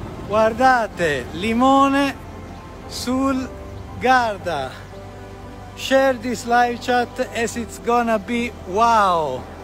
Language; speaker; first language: English; non-native, fluent; Italian